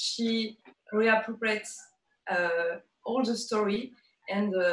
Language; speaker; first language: English; non-native, learner; French